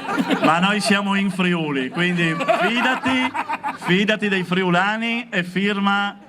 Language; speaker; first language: Italian; native; Italian